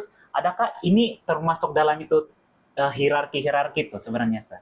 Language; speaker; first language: Malay; native; Malay